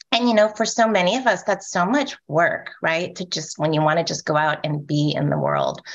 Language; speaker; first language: English; native; English